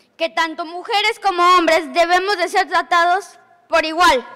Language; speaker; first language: Spanish; native; Spanish